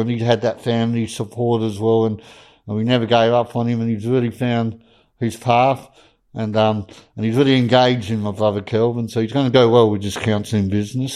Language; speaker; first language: English; native; English